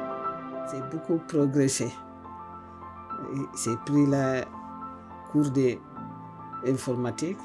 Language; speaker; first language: French; non-native, learner; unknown